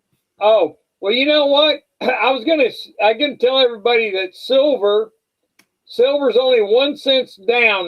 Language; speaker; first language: English; native; English